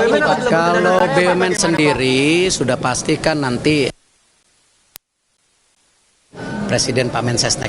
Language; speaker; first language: Indonesian; native; Indonesian